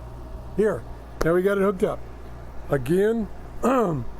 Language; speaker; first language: English; native; English